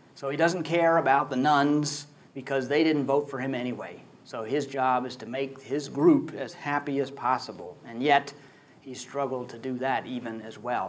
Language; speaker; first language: English; native; English